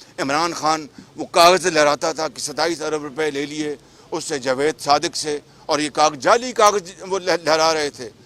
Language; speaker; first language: Urdu; non-native, local second language; Punjabi